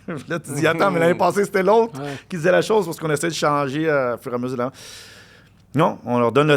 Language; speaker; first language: French; native; French